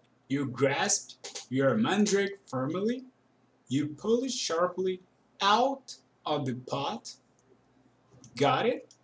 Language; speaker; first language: English; non-native, fluent; Portuguese